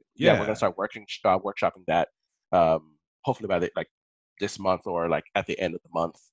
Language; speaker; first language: English; early bilingual, other home language; Haitian Creole